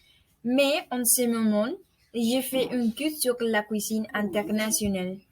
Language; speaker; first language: French; non-native, learner; Spanish